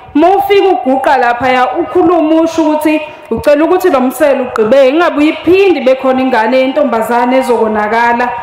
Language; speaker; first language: Zulu; native; Zulu